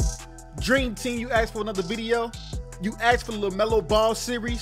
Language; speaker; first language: English; native; English